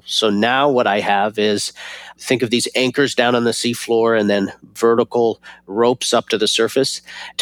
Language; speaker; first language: English; native; English